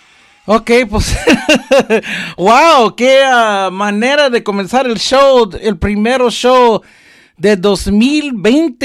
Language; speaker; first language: Spanish; early bilingual, heritage; Spanish